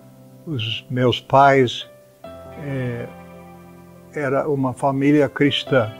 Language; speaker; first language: Portuguese; non-native, fluent; English